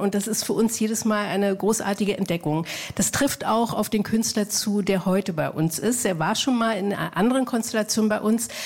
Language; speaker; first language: German; native; German